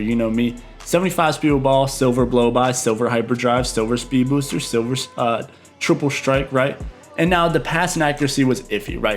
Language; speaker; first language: English; native; English